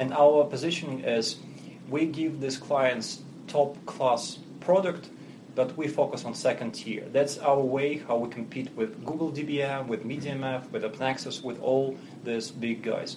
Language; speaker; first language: English; non-native, fluent; Russian